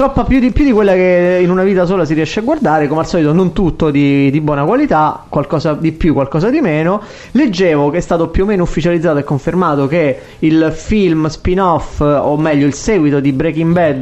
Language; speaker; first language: Italian; native; Italian